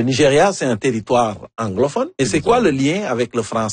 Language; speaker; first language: French; native; French